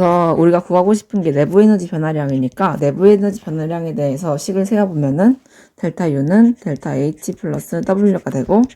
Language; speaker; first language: Korean; native; Korean